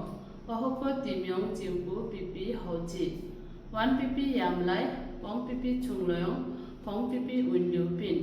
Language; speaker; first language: Cantonese; non-native, learner; Bangla